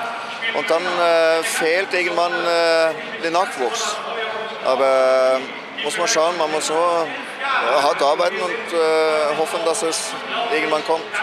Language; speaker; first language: German; non-native, fluent; Norwegian